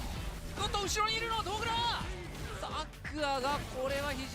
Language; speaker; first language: Japanese; native; Japanese